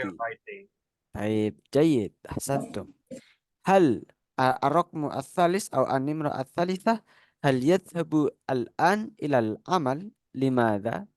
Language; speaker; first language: Arabic; non-native, fluent; Indonesian